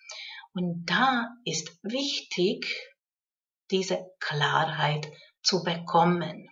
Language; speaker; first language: German; non-native, fluent; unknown